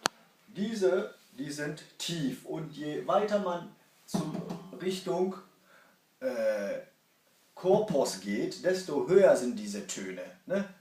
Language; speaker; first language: German; early bilingual, other home language; Kurdish